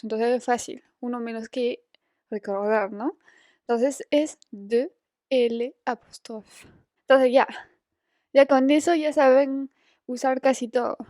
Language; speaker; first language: Spanish; non-native, fluent; French